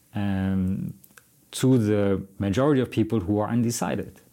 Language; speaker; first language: English; non-native, fluent; German